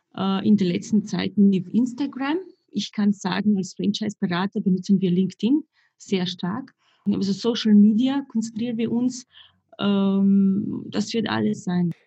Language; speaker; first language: German; non-native, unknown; Slovenian